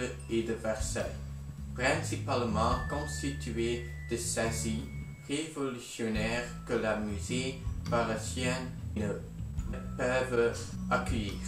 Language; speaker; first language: French; non-native, learner; Dutch